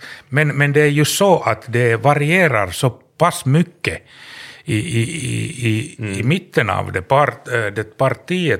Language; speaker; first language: Swedish; non-native, learner; Finnish